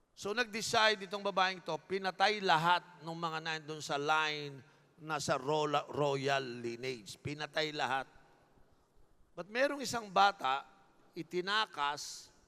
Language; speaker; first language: Filipino; native; Filipino